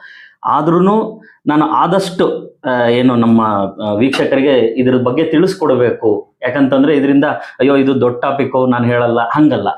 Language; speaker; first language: Kannada; native; Kannada